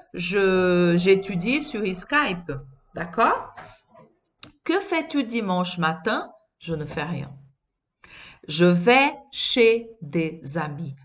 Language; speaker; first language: French; non-native, fluent; Portuguese